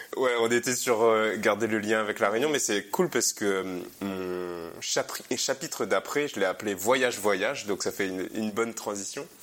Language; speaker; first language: French; native; French